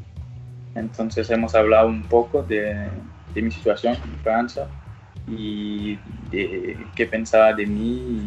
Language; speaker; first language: Spanish; early bilingual, other home language; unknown